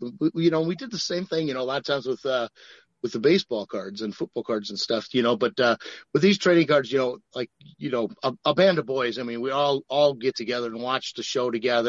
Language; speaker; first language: English; native; English